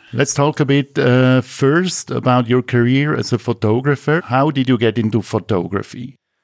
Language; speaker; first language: English; non-native, fluent; German